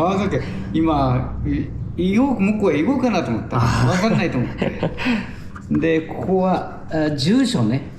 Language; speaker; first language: Japanese; native; Japanese